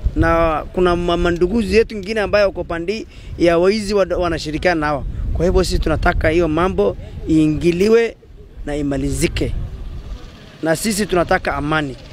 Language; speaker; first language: Swahili; non-native, local second language; Somali